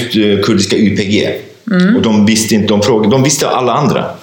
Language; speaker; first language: Swedish; non-native, fluent; Kurdish